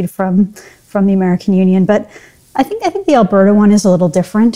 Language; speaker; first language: English; native; English